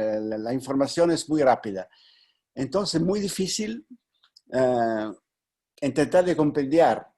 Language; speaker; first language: Spanish; non-native, fluent; Italian